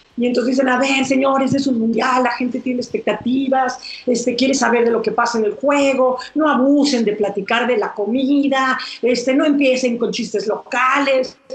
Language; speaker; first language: Spanish; native; Spanish